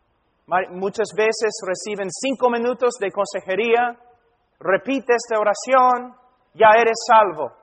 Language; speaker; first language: Spanish; non-native, fluent; English